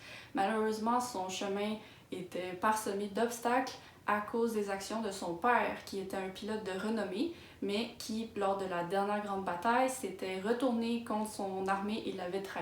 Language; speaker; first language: French; native; French